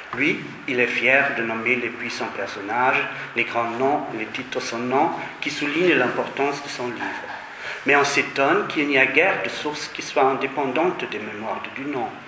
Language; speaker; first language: French; non-native, fluent; German